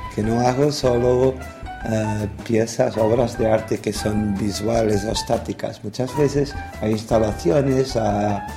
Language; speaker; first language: Spanish; non-native, fluent; Portuguese